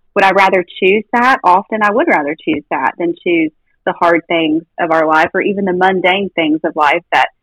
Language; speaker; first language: English; native; English